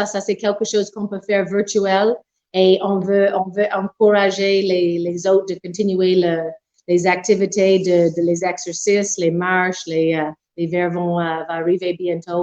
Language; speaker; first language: French; non-native, local second language; English